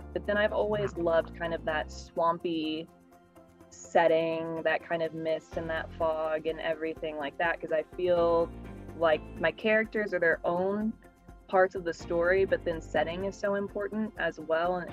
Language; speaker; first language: English; native; English